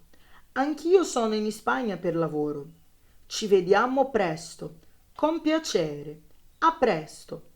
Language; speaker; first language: Italian; non-native, fluent; Portuguese